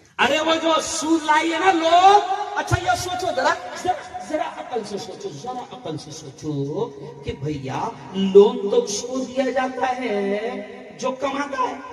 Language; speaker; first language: Urdu; native; Urdu